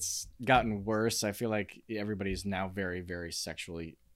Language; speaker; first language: English; native; English